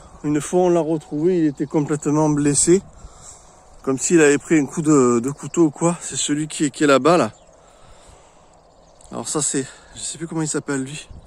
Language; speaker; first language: French; native; French